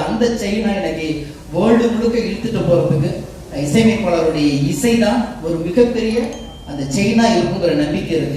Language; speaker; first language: Tamil; native; Tamil